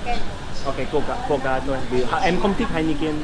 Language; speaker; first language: Vietnamese; non-native, learner; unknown